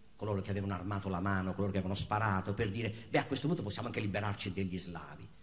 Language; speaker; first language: Italian; native; Italian